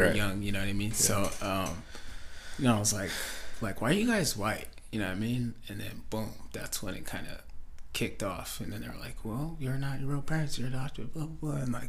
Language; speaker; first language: English; native; English